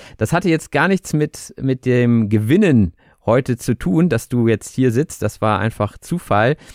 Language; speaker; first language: German; native; German